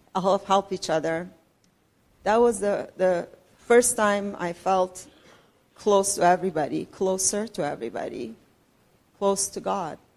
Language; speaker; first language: English; non-native, fluent; Persian